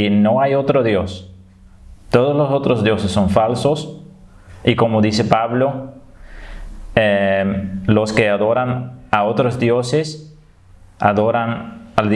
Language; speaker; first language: Spanish; non-native, fluent; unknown